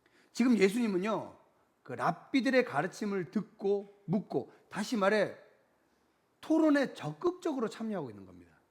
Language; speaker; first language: Korean; native; Korean